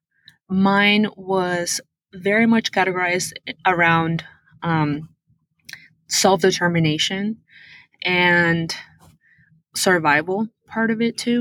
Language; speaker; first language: English; early bilingual, other home language; Spanish